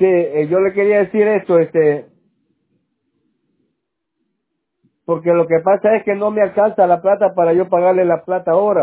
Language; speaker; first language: Spanish; native; Spanish